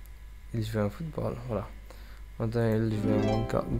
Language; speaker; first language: French; non-native, learner; English